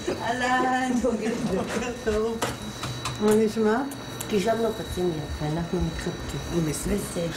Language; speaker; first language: Hebrew; non-native, fluent; Russian